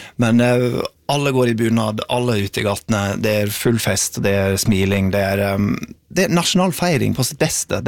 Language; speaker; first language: Norwegian; non-native, fluent; English